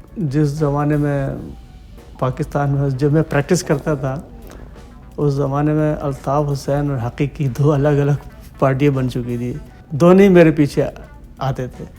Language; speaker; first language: Urdu; native; Urdu